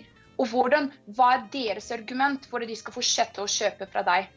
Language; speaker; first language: Norwegian; non-native, fluent; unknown